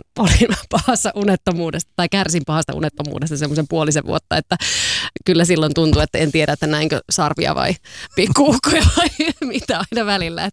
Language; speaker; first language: Finnish; native; Finnish